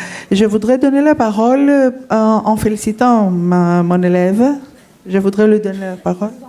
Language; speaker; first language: French; non-native, fluent; Greek